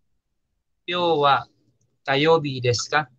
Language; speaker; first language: Japanese; non-native, fluent; Filipino